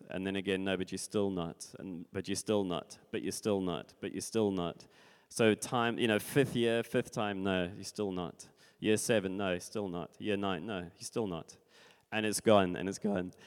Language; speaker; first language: English; native; English